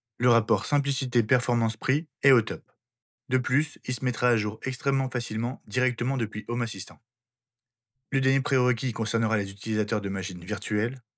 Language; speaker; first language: French; native; French